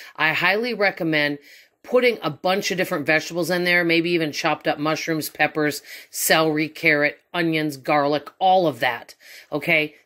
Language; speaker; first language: English; native; English